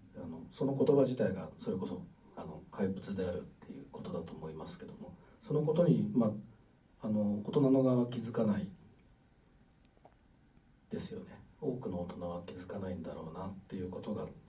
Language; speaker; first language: Japanese; native; Japanese